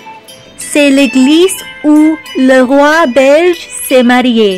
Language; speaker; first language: French; non-native, learner; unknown